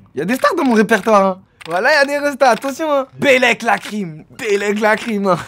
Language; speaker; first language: French; native; French